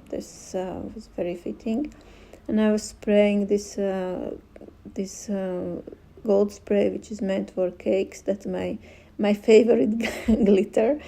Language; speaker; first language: English; non-native, fluent; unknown